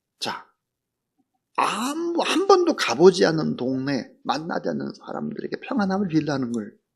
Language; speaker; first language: Korean; native; Korean